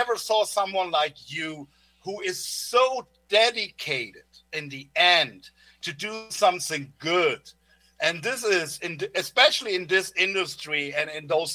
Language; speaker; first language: English; non-native, fluent; German